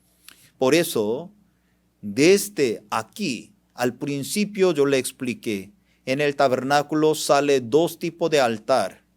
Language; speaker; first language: Spanish; non-native, fluent; Korean